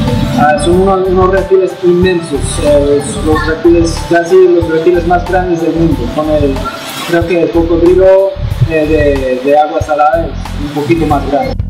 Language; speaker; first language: Spanish; non-native, fluent; English